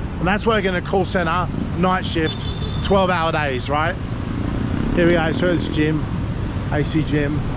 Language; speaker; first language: English; native; English